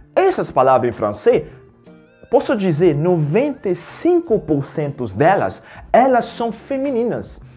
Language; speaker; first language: Portuguese; non-native, fluent; French